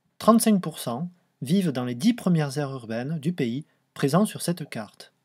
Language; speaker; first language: French; native; French